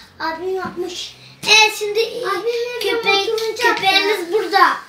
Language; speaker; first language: Turkish; early bilingual, heritage; Turkish